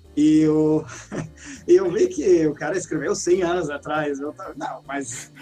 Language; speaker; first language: Portuguese; non-native, fluent; English